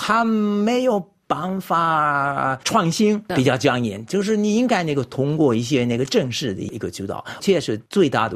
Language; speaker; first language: Chinese; non-native, fluent; French